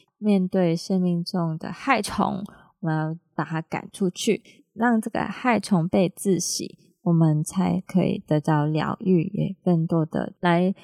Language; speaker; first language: Chinese; non-native, local second language; Cantonese